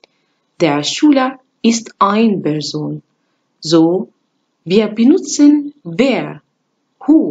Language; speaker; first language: German; non-native, fluent; Arabic